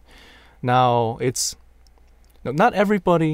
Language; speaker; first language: English; non-native, local second language; Cantonese